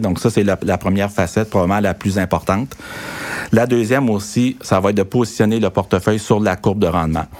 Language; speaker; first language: French; native; French